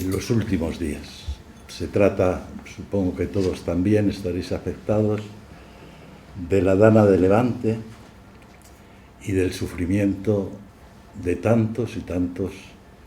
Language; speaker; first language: Spanish; native; Spanish